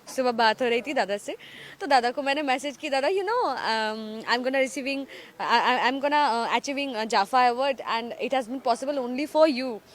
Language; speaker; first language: Hindi; non-native, local second language; Assamese